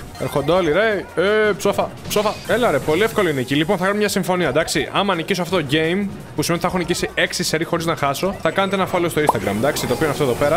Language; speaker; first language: Greek; native; Greek